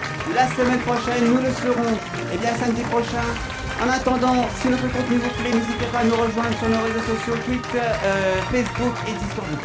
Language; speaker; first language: French; native; French